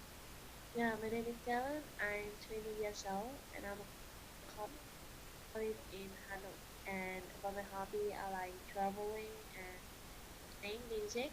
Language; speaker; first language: English; non-native, learner; Vietnamese